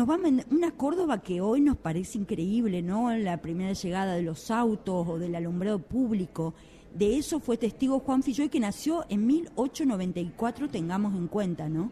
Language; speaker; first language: Spanish; native; Spanish